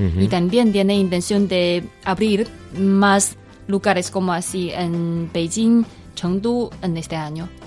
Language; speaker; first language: Spanish; non-native, fluent; Chinese